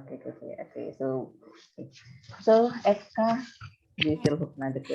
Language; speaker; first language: English; non-native, fluent; Indonesian